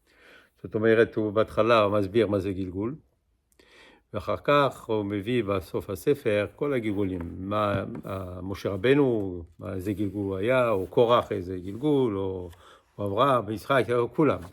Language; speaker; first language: Hebrew; non-native, fluent; English